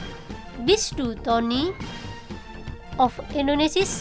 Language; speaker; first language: German; non-native, fluent; Indonesian